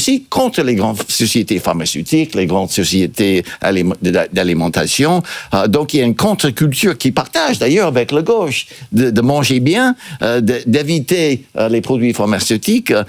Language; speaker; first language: French; non-native, fluent; English